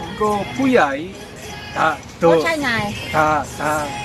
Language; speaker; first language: Thai; non-native, learner; Korean